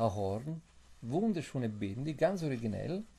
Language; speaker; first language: German; non-native, fluent; Italian